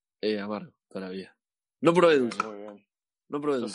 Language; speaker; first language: Spanish; native; Spanish